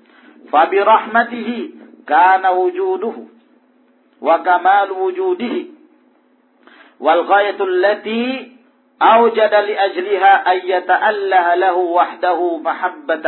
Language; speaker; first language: Arabic; non-native, fluent; Indonesian